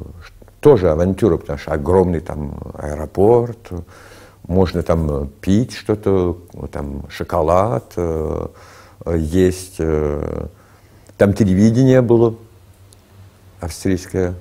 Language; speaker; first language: Russian; early bilingual, heritage; Russian